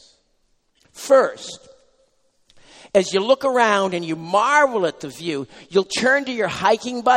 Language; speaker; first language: English; native; English